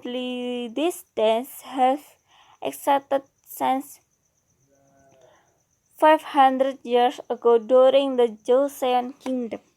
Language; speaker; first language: English; non-native, learner; Indonesian